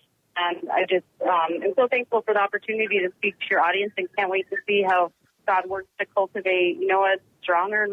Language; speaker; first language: English; native; English